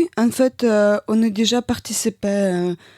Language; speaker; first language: French; non-native, learner; Russian